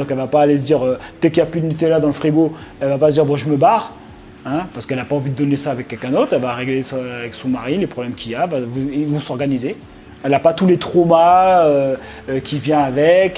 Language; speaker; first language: French; native; French